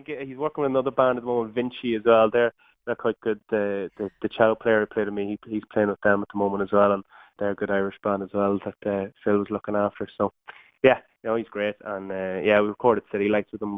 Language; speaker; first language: English; native; English